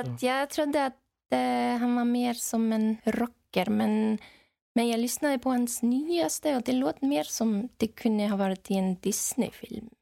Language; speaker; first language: Swedish; non-native, fluent; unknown